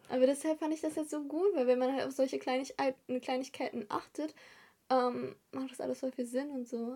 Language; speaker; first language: German; early bilingual, other home language; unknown